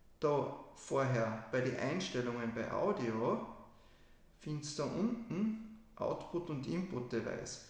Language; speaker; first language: German; native; German